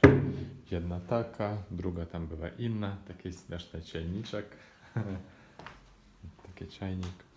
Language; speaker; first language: Polish; non-native, fluent; Ukrainian